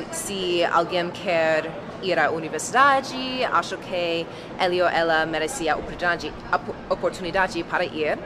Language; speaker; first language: Portuguese; non-native, learner; English